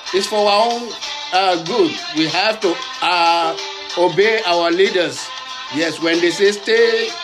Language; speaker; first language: English; non-native, local second language; Yoruba